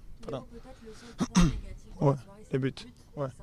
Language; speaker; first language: French; non-native, fluent; Spanish